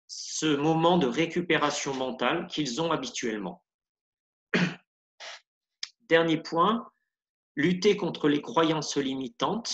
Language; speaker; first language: French; native; French